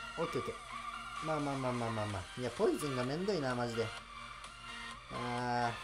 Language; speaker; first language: Japanese; native; Japanese